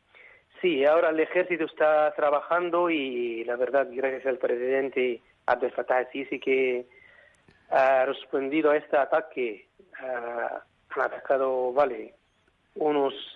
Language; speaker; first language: Spanish; non-native, fluent; Arabic